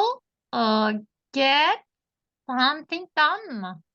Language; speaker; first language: English; non-native, learner; Turkish